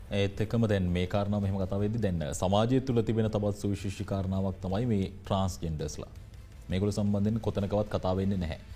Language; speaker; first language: Sinhala; native; Sinhala